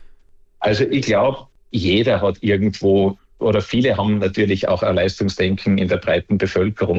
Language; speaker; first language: German; native; German